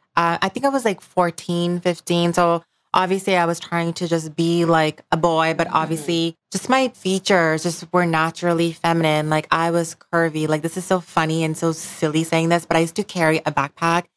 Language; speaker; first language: English; early bilingual, other home language; Bangla